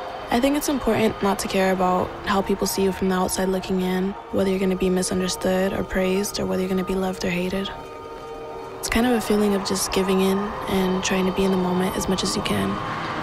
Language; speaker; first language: English; early bilingual, other home language; Spanish